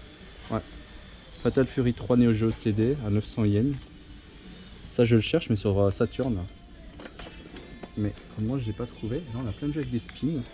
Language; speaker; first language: French; native; French